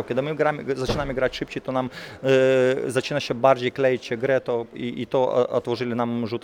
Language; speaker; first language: Polish; non-native, fluent; Lithuanian